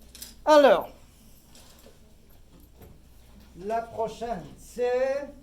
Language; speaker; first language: French; non-native, fluent; English